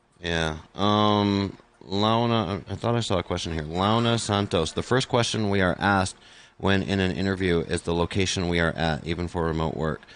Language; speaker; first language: English; native; English